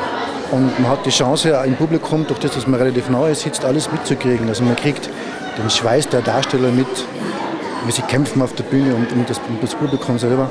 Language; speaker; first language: German; native; German